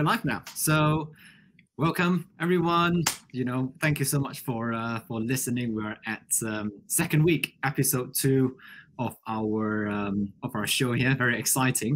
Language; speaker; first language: English; non-native, local second language; Chinese